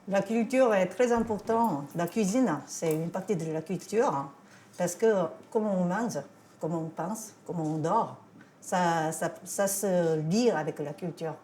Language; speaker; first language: French; non-native, fluent; Korean